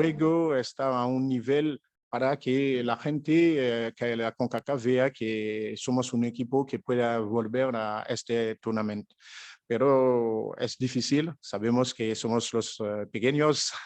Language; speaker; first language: Spanish; non-native, fluent; French